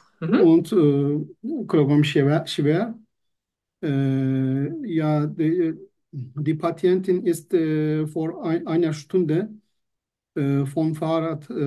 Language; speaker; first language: German; non-native, learner; Turkish